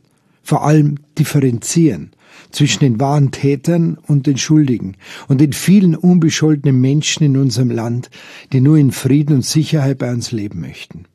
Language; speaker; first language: German; native; German